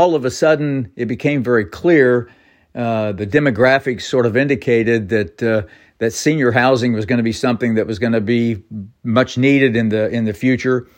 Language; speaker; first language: English; native; English